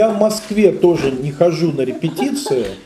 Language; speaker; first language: Russian; native; Russian